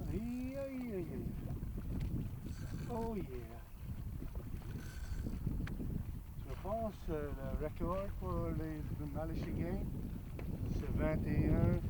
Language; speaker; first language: French; non-native, learner; English